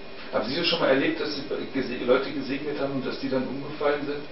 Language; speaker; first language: German; native; German